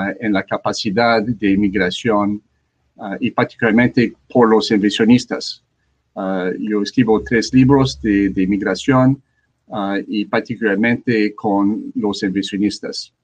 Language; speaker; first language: Spanish; non-native, learner; French